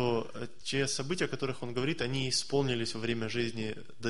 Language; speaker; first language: Russian; native; Russian